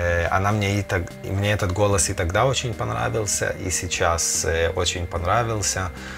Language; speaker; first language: Russian; early bilingual, heritage; Russian